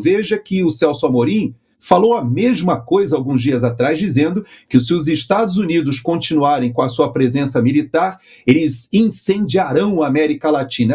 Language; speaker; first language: Portuguese; native; Portuguese